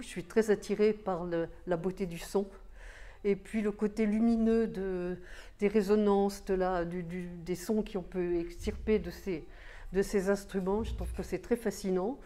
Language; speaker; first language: French; native; French